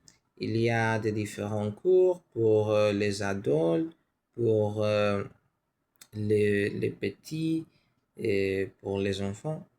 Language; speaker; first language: French; non-native, learner; Spanish